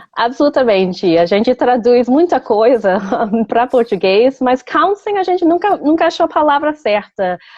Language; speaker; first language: Portuguese; non-native, fluent; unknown